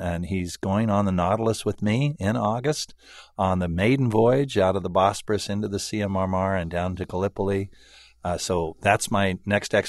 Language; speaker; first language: English; native; English